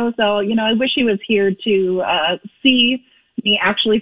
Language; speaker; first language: English; native; English